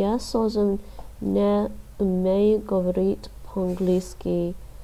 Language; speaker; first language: Russian; non-native, learner; English